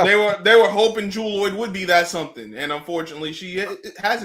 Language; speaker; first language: English; native; English